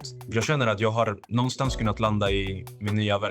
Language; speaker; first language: Swedish; non-native, fluent; Spanish